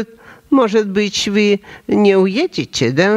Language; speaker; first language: Polish; non-native, learner; Russian